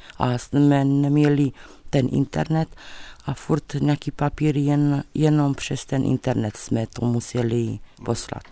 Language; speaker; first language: Czech; early bilingual, heritage; Czech